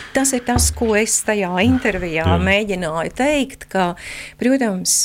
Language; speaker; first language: Latvian; native; Latvian